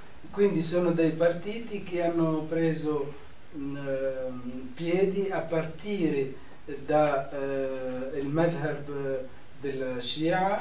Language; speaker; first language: Italian; non-native, fluent; Arabic